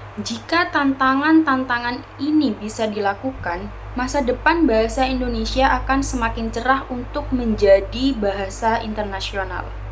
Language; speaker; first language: Indonesian; native; Indonesian